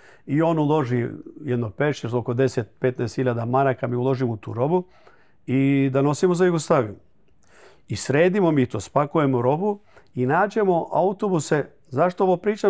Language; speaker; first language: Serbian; early bilingual, heritage; Croatian